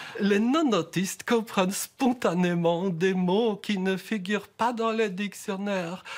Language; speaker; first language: French; native; French